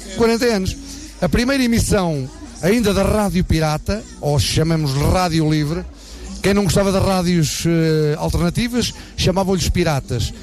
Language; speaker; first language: Portuguese; native; Portuguese